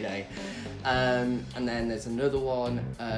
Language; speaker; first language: English; native; English